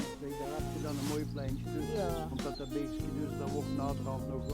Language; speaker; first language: Dutch; native; Dutch